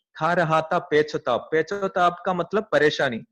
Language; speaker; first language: Hindi; non-native, local second language; Malayalam